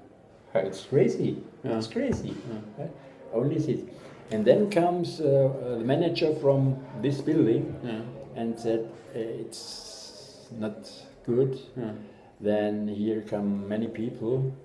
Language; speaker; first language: English; non-native, learner; German